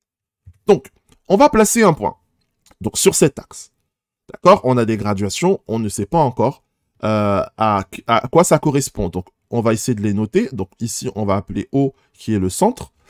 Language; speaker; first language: French; native; French